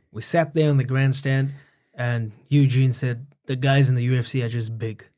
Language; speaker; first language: English; native; English